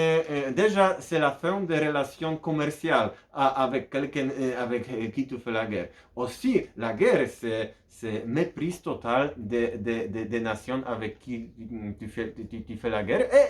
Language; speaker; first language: French; non-native, fluent; Polish